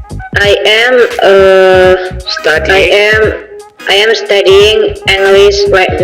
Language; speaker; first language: English; non-native, learner; Indonesian